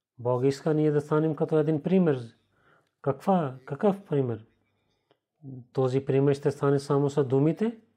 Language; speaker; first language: Bulgarian; non-native, learner; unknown